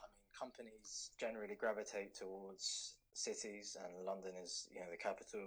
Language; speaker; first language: English; native; English